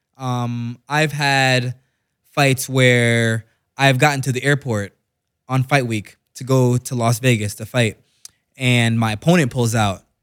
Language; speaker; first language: English; native; English